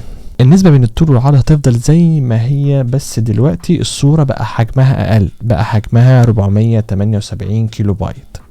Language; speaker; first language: Arabic; native; Arabic